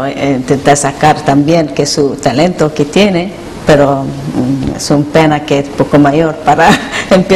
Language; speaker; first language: Spanish; non-native, learner; Korean